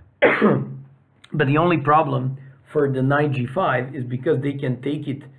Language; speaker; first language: English; non-native, fluent; Serbian